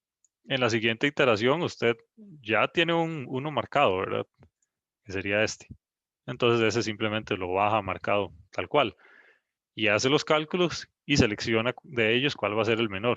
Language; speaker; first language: Spanish; native; Spanish